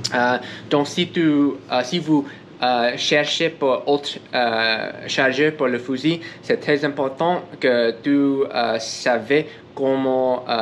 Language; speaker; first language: French; non-native, learner; English